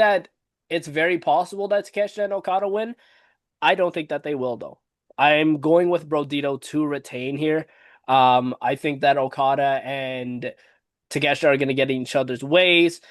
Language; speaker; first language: English; native; English